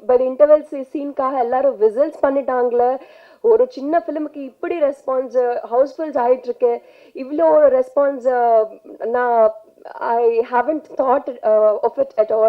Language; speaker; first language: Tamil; non-native, fluent; Telugu